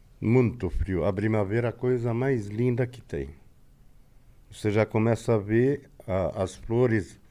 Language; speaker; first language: Portuguese; non-native, fluent; Arabic